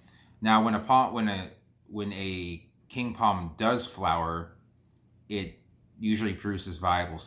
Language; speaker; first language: English; native; English